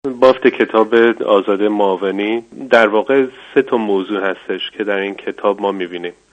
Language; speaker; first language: Persian; early bilingual, heritage; Persian